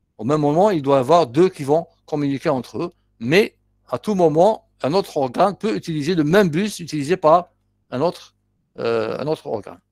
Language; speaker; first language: French; non-native, local second language; Arabic